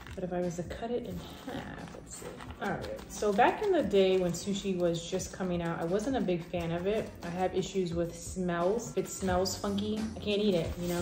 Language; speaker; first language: English; native; English